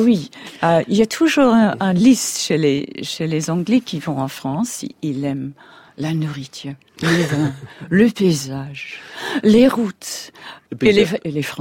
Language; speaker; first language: French; non-native, fluent; English